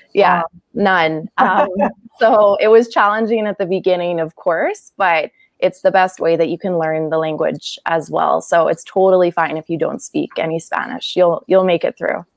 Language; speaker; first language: English; native; English